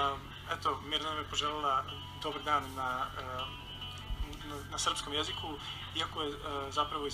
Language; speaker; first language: Serbian; native; Serbian